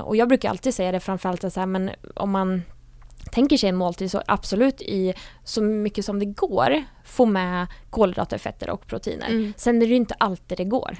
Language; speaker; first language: Swedish; native; Swedish